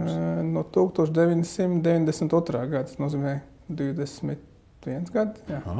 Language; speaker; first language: Latvian; non-native, fluent; Arabic